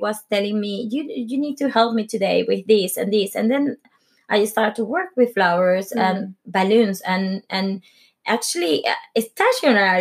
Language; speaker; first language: English; non-native, learner; Spanish